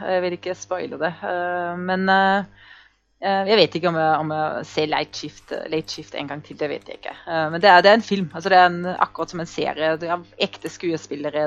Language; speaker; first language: Norwegian; non-native, fluent; German